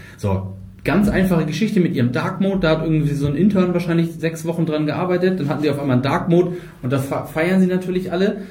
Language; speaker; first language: German; native; German